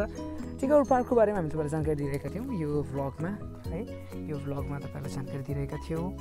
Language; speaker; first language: Nepali; native; Nepali